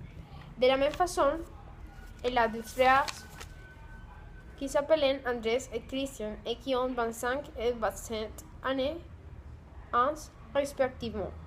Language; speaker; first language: French; non-native, learner; Spanish